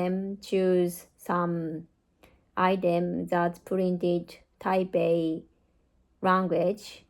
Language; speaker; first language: English; non-native, learner; Japanese